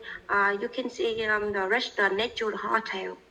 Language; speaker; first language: English; non-native, learner; Vietnamese